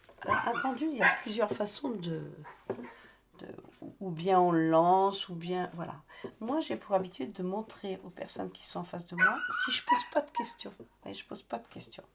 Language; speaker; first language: French; native; French